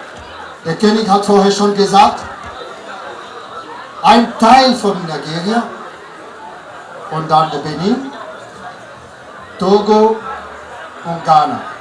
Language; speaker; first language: German; non-native, learner; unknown